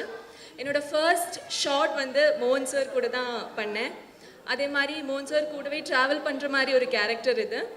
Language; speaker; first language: Tamil; non-native, fluent; Malayalam